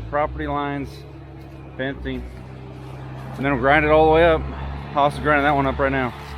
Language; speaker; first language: English; native; English